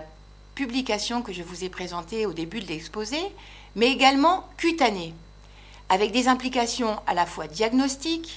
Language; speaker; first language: French; native; French